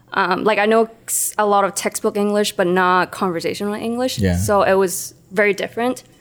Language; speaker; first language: English; non-native, local second language; Cantonese